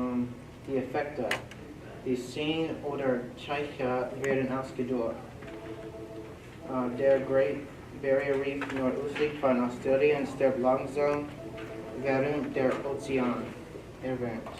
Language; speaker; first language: German; non-native, learner; English